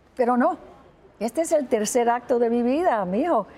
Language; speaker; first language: Spanish; native; Spanish